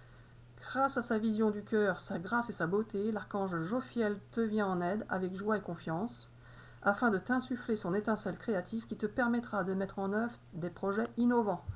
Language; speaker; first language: French; native; French